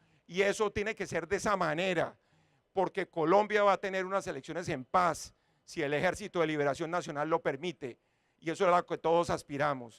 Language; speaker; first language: Spanish; native; Spanish